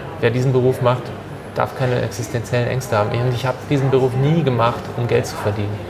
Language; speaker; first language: German; early bilingual, other home language; Turkish